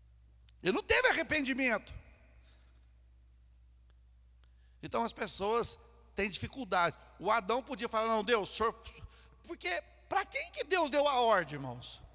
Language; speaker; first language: Portuguese; native; Portuguese